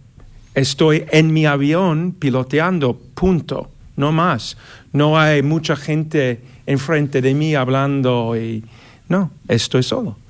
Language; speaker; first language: Spanish; non-native, fluent; English